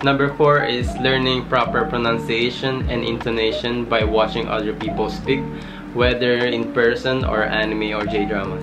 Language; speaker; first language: English; non-native, fluent; Filipino